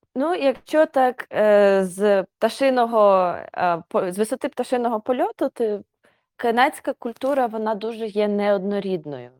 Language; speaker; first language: Ukrainian; native; Ukrainian